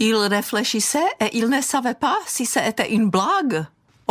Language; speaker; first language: French; non-native, fluent; Czech